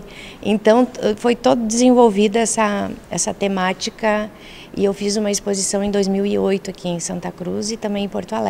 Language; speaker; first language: Portuguese; native; Portuguese